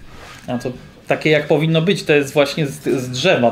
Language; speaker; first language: Polish; native; Polish